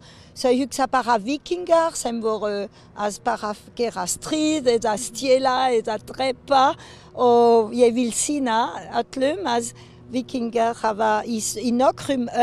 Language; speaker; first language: Icelandic; non-native, learner; French